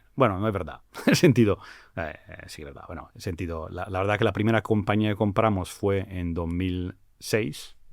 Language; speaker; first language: Spanish; non-native, fluent; English